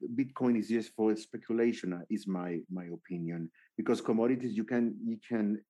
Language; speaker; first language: English; non-native, fluent; Spanish